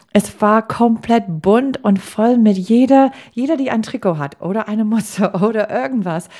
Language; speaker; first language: German; non-native, fluent; English